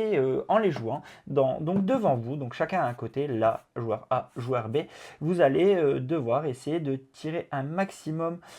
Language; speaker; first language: French; native; French